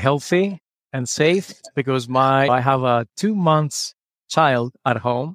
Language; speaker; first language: English; non-native, fluent; Greek